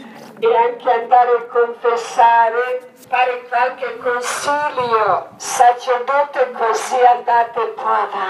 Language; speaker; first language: Italian; non-native, learner; Croatian